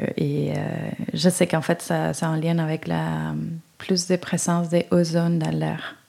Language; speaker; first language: French; non-native, fluent; Spanish